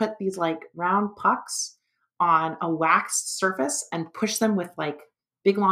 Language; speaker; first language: English; native; English